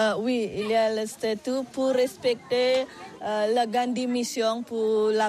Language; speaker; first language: French; non-native, learner; Balinese